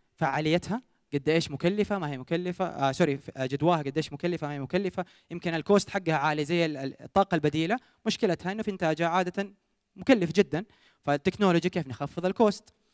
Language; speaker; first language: Arabic; native; Arabic